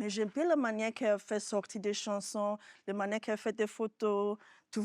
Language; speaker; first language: French; non-native, fluent; Yoruba